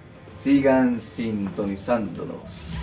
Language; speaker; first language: Spanish; native; Spanish